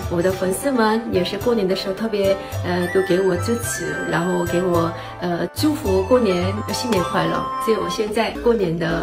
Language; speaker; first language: Chinese; non-native, fluent; Korean